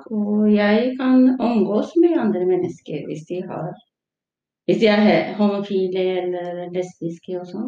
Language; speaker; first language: Norwegian; non-native, fluent; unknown